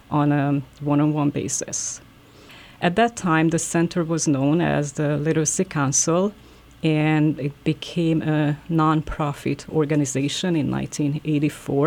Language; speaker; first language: English; non-native, fluent; Hungarian